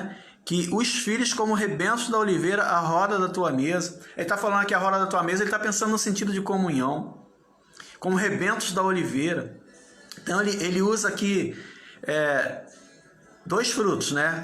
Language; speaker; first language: Portuguese; native; Portuguese